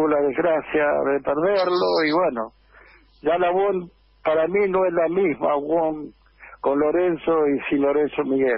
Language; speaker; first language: Spanish; native; Spanish